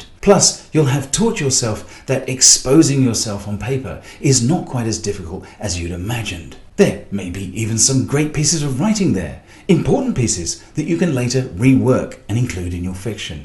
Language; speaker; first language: English; native; English